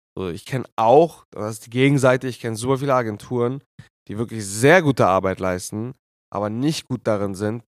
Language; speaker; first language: German; native; German